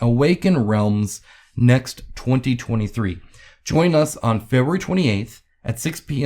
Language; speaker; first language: English; native; English